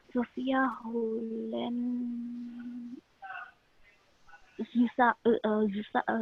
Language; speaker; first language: German; non-native, learner; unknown